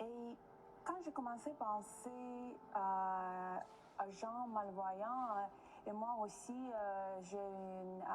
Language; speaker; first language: French; non-native, learner; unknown